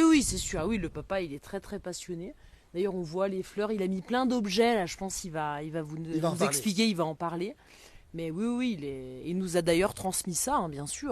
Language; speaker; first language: French; native; French